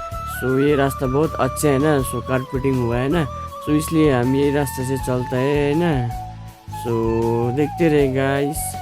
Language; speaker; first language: Hindi; non-native, local second language; Nepali